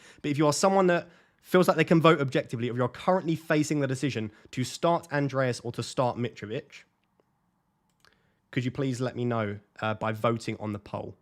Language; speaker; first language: English; native; English